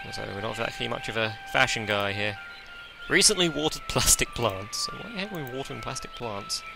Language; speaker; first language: English; native; English